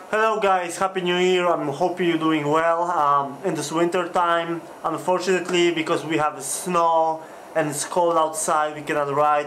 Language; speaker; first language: English; non-native, fluent; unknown